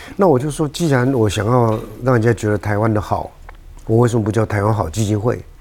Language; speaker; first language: Chinese; native; Chinese